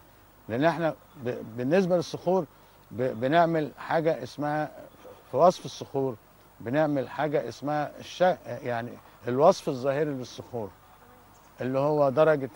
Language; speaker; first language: Arabic; native; Arabic